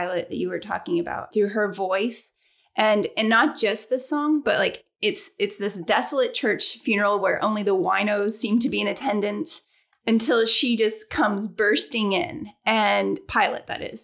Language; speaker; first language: English; native; English